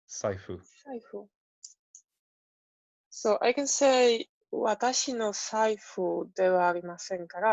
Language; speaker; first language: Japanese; non-native, learner; English